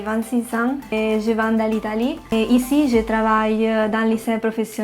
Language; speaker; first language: French; non-native, fluent; Italian